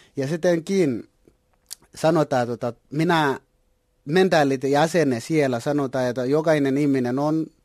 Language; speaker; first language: Finnish; non-native, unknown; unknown